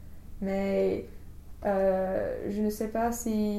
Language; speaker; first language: French; non-native, learner; English